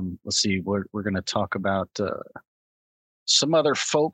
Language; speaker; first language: English; native; English